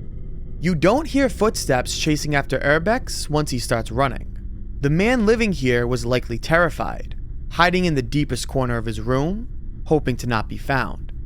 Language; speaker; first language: English; native; English